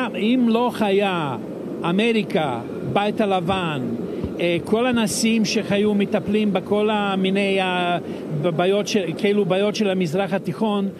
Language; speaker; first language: Hebrew; non-native, fluent; Serbian